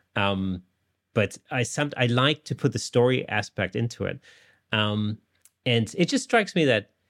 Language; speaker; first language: English; non-native, fluent; German